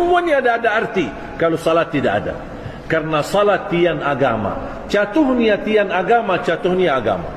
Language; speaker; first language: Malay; non-native, fluent; Arabic